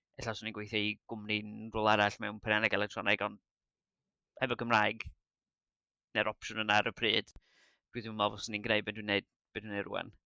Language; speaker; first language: Welsh; native; Welsh